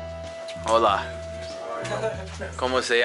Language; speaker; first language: Spanish; non-native, learner; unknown